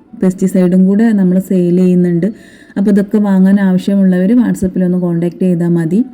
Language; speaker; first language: Malayalam; native; Malayalam